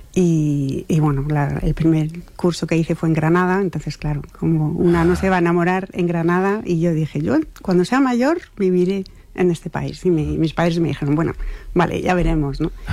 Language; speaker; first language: Spanish; non-native, fluent; French